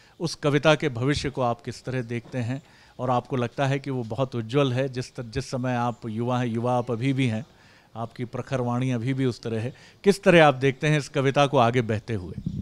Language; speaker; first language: Hindi; native; Hindi